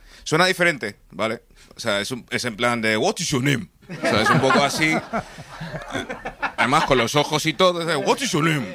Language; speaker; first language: Spanish; early bilingual, other home language; English